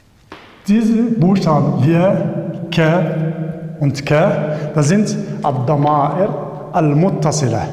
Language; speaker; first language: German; non-native, fluent; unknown